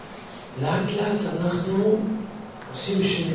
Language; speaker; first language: Hebrew; non-native, fluent; Russian